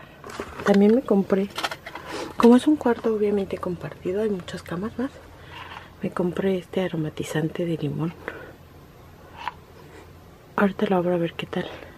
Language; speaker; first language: Spanish; native; Spanish